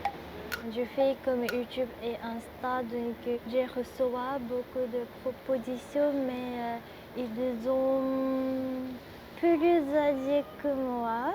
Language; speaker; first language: French; non-native, learner; Japanese